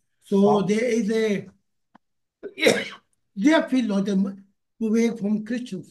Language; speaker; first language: German; non-native, learner; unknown